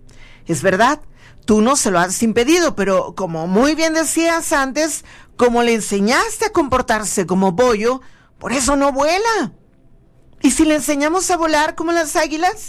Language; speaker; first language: Spanish; native; Spanish